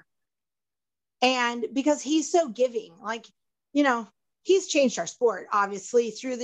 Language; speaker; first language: English; native; English